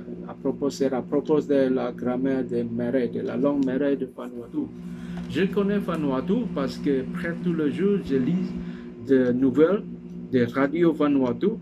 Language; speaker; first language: French; non-native, learner; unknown